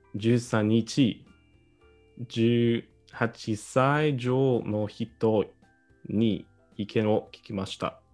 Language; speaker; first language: Japanese; non-native, learner; English